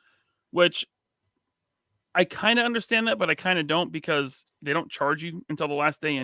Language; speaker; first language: English; native; English